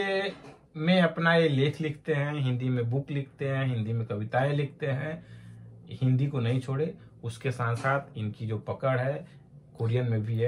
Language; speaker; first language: Hindi; native; Hindi